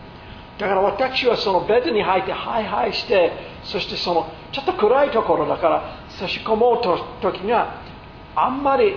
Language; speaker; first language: Japanese; non-native, fluent; English